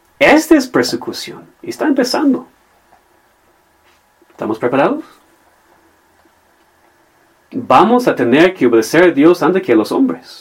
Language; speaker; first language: Spanish; non-native, fluent; English